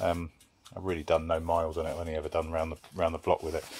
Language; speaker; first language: English; native; English